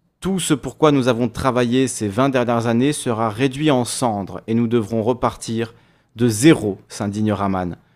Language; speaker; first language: French; native; French